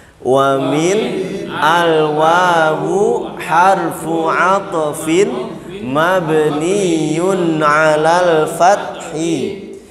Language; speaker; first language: Arabic; non-native, fluent; Indonesian